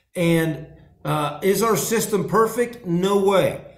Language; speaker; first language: English; native; English